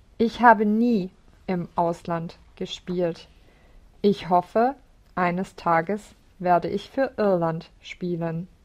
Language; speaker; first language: German; non-native, learner; English